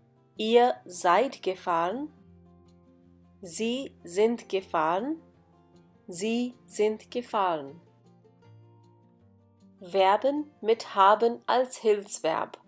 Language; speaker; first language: German; non-native, fluent; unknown